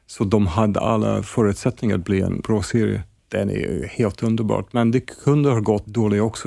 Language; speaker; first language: Swedish; non-native, fluent; English